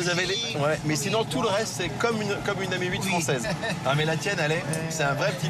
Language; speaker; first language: French; native; French